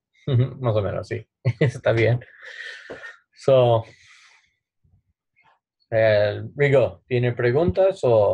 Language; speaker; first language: Spanish; non-native, learner; English